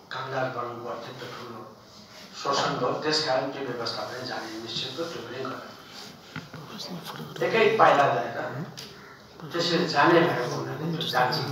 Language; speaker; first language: Nepali; non-native, local second language; Newari